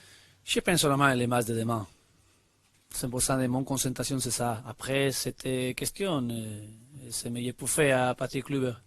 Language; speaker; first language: French; non-native, learner; Spanish